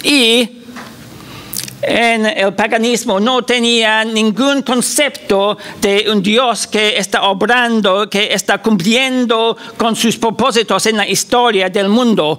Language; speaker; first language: Spanish; non-native, fluent; English